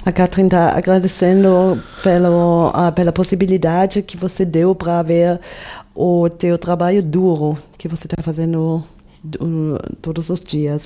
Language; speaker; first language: Portuguese; non-native, fluent; German